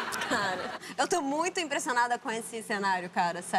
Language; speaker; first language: Portuguese; native; Portuguese